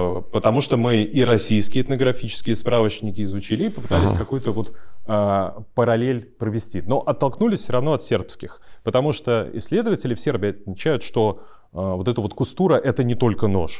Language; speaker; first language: Russian; native; Russian